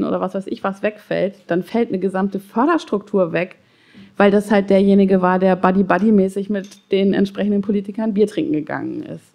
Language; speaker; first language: German; native; German